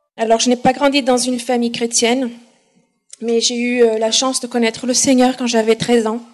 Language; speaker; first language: French; non-native, fluent; Portuguese